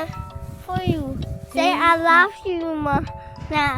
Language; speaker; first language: English; non-native, learner; Dutch